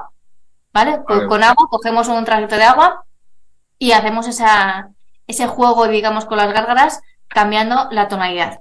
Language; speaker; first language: Spanish; native; Spanish